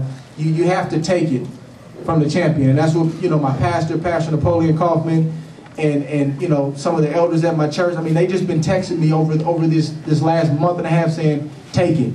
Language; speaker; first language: English; native; English